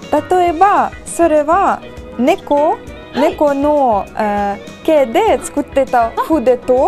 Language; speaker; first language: Japanese; non-native, learner; Ukrainian